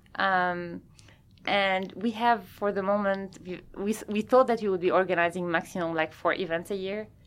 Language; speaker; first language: English; non-native, fluent; Arabic